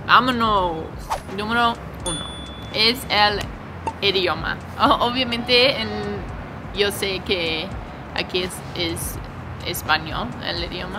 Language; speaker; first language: Spanish; non-native, learner; English